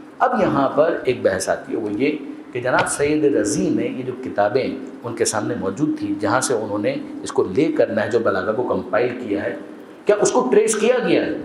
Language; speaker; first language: Urdu; non-native, local second language; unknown